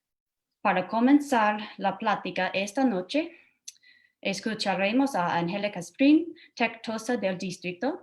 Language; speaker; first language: Spanish; non-native, fluent; English